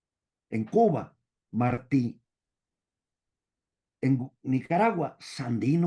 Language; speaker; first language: Spanish; native; Spanish